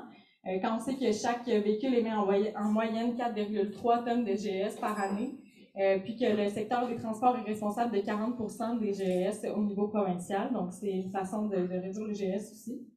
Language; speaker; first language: French; native; French